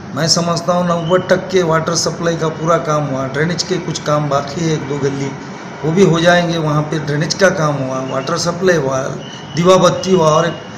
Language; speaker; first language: Hindi; non-native, local second language; Urdu